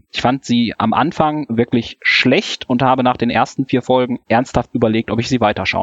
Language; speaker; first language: German; native; German